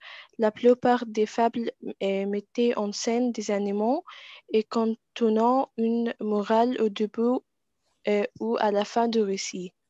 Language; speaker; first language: French; non-native, learner; Arabic